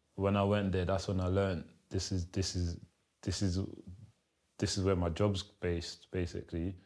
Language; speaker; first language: English; early bilingual, other home language; Lingala